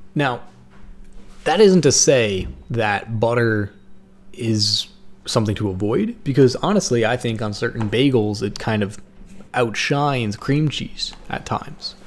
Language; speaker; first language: English; native; English